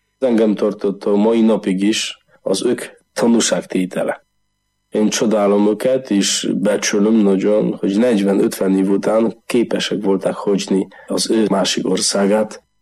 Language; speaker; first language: Hungarian; non-native, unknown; Polish